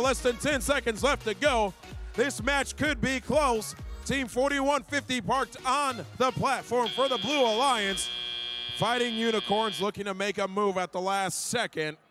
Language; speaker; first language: English; native; English